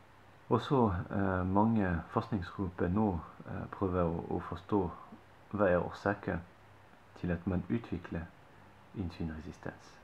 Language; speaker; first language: Norwegian; non-native, fluent; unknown